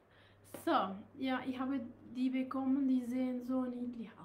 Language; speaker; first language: German; non-native, learner; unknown